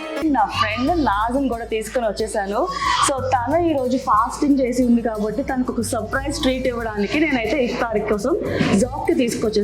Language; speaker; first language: Telugu; native; Telugu